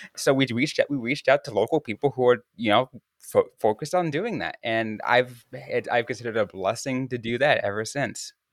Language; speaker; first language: English; native; English